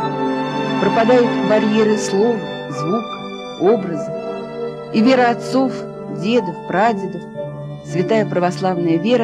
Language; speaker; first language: Russian; native; Russian